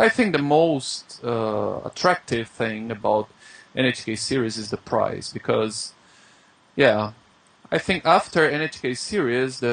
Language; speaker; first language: English; non-native, fluent; Portuguese